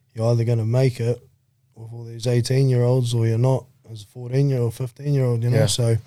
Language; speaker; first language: English; native; English